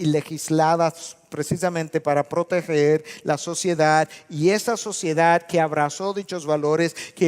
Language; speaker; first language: Spanish; native; Spanish